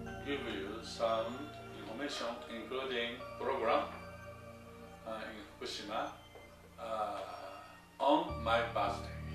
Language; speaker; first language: English; non-native, learner; Japanese